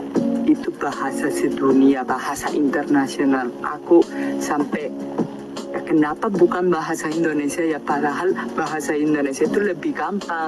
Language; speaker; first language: Indonesian; non-native, fluent; Spanish